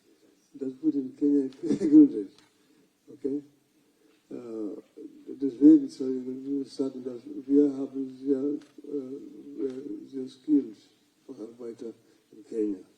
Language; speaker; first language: German; non-native, fluent; Luo (Kenya and Tanzania)